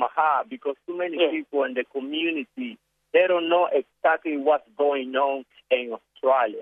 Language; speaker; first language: English; non-native, learner; Spanish